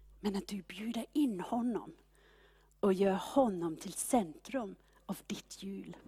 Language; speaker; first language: Swedish; non-native, fluent; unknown